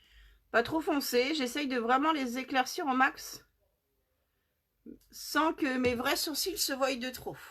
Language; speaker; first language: French; native; French